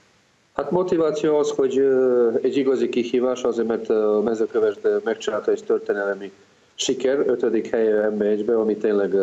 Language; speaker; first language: Hungarian; non-native, fluent; Serbian